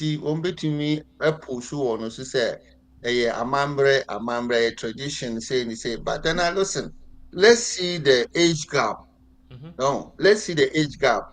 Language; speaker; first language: English; non-native, local second language; Akan